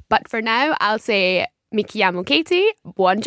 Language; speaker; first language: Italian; non-native, learner; English